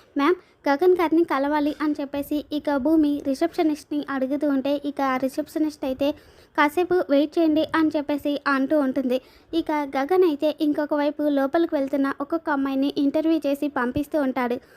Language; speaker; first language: Telugu; native; Telugu